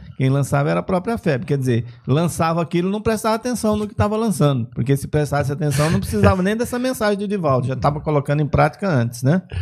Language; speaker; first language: Portuguese; native; Portuguese